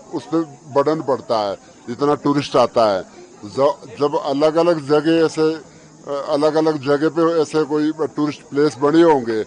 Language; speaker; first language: Hindi; native; Hindi